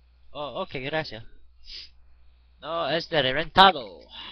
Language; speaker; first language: Spanish; non-native, learner; English